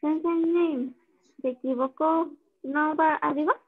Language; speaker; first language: Korean; non-native, learner; Spanish